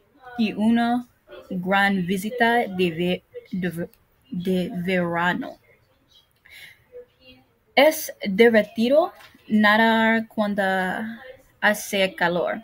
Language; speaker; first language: Spanish; non-native, learner; English